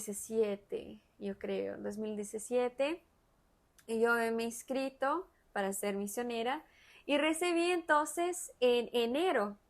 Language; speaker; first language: Spanish; non-native, fluent; Portuguese